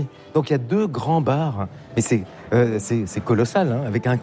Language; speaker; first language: French; native; French